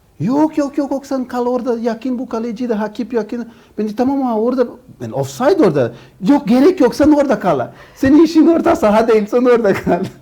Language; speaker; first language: Turkish; non-native, learner; Portuguese